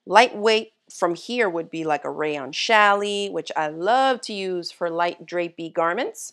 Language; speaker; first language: English; native; English